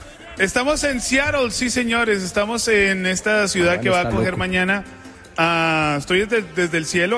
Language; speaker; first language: Spanish; native; Spanish